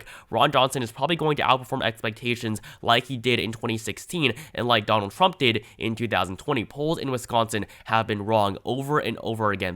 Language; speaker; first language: English; native; English